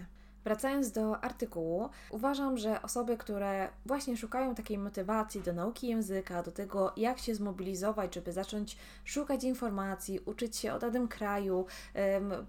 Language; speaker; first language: Polish; native; Polish